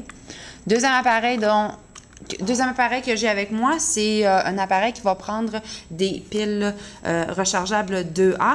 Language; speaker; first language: French; native; French